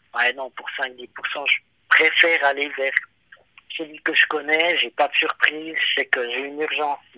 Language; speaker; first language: French; native; French